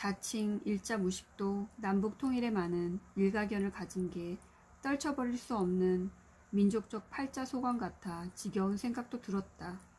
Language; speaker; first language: Korean; native; Korean